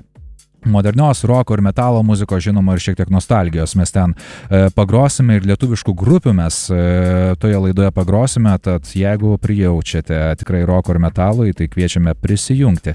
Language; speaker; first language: Lithuanian; native; Lithuanian